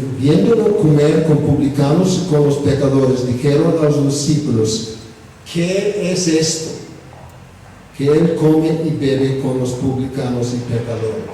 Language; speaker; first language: Spanish; non-native, fluent; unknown